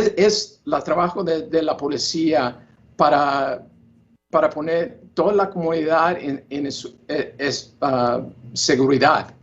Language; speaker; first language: Spanish; non-native, learner; English